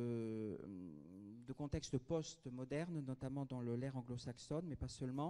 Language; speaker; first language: French; native; French